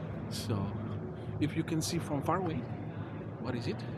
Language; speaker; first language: English; non-native, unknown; Indonesian